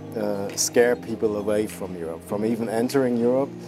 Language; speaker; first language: English; non-native, fluent; German